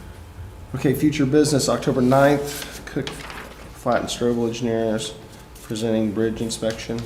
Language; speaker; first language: English; native; English